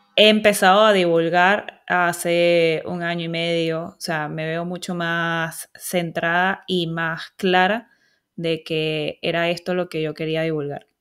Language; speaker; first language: Spanish; native; Spanish